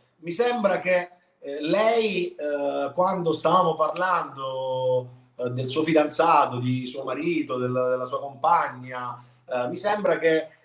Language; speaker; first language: Italian; native; Italian